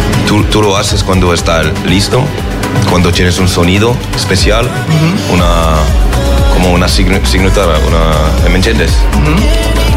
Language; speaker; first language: Spanish; non-native, learner; French